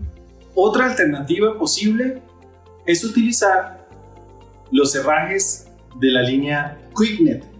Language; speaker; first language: Spanish; native; Spanish